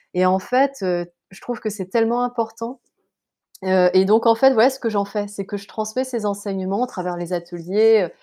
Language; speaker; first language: French; native; French